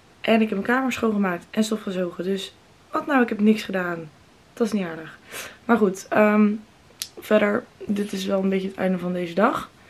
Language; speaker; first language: Dutch; native; Dutch